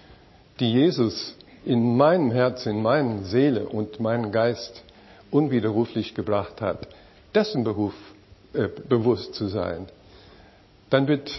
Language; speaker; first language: German; non-native, fluent; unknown